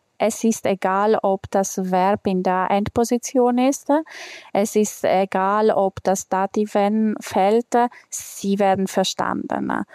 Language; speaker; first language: German; non-native, fluent; Greek